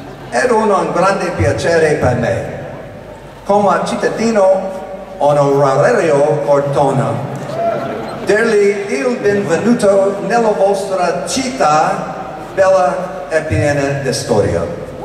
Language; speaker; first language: Italian; non-native, learner; English